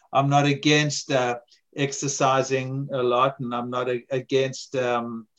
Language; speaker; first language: English; native; English